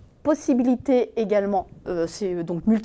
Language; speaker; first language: French; native; French